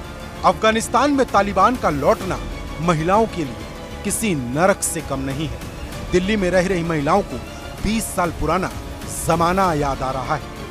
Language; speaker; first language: Hindi; native; Hindi